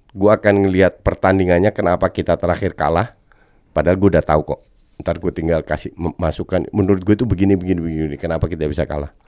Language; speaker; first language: Indonesian; non-native, fluent; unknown